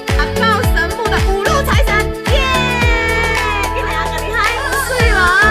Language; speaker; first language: Chinese; native; Chinese